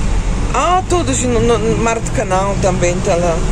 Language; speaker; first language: Portuguese; non-native, learner; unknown